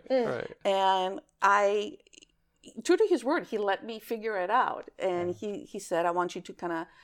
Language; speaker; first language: English; early bilingual, other home language; Greek